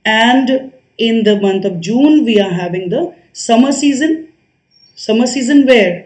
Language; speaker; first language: English; non-native, local second language; Hindi